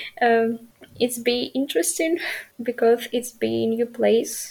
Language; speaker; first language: English; non-native, learner; Ukrainian